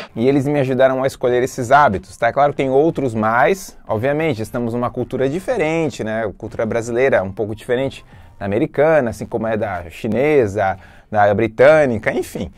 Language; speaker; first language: Portuguese; native; Portuguese